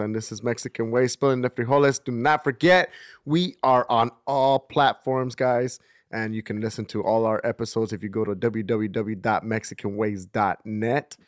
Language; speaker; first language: English; early bilingual, other home language; Spanish